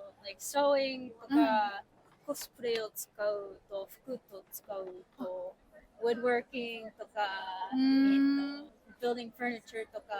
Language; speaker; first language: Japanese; non-native, learner; English